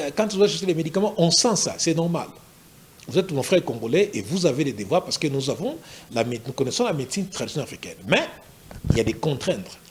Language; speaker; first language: French; non-native, local second language; Lingala